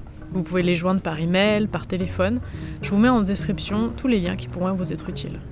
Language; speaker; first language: French; native; French